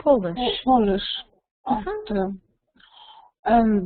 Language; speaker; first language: English; non-native, learner; Russian